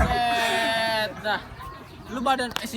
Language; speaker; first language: Indonesian; native; Indonesian